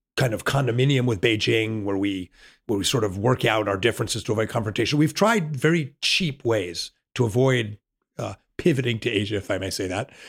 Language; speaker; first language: English; native; English